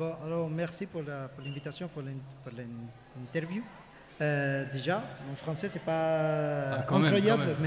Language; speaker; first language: French; non-native, fluent; Spanish